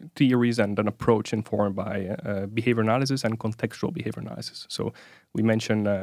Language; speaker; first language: English; non-native, fluent; Italian